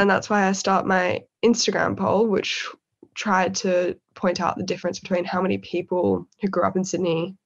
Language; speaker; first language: English; native; English